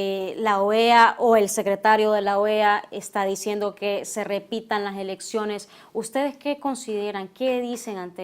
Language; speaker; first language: Spanish; native; Spanish